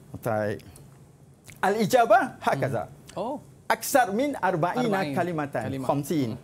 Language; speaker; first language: Arabic; non-native, fluent; Malay